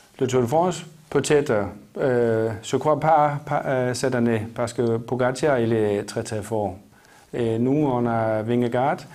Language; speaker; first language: French; non-native, learner; Danish